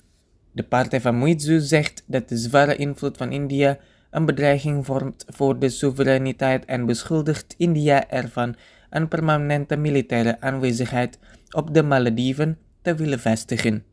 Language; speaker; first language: Dutch; non-native, fluent; Indonesian